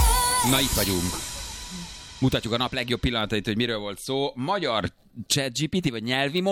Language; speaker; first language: Hungarian; native; Hungarian